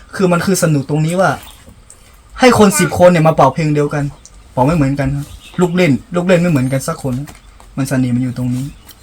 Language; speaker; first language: Thai; non-native, local second language; Akha